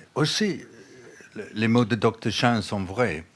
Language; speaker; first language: French; non-native, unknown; English